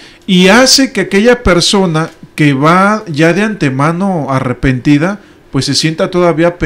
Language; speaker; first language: Spanish; native; Spanish